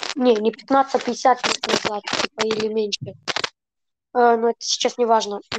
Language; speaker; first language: Russian; early bilingual, heritage; Russian